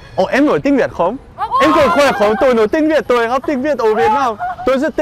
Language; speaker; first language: Chinese; non-native, learner; Dutch